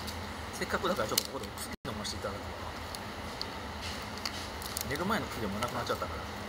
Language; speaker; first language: Japanese; native; Japanese